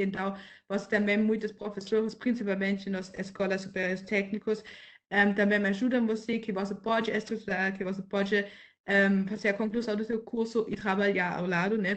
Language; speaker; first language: Portuguese; non-native, fluent; German